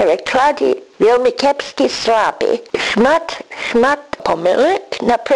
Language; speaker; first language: Belarusian; non-native, learner; English